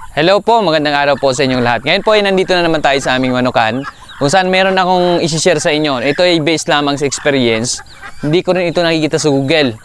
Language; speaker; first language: Filipino; non-native, local second language; Cebuano